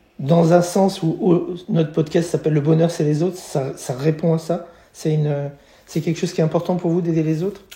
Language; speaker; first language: French; native; French